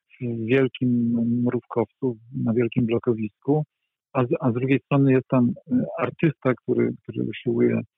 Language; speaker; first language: Polish; native; Polish